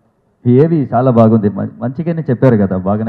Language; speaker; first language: Telugu; non-native, learner; Tamil